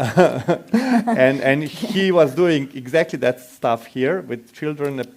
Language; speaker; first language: English; non-native, fluent; Slovenian